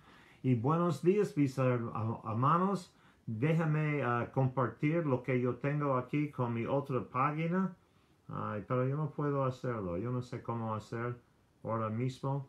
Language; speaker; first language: Spanish; non-native, learner; English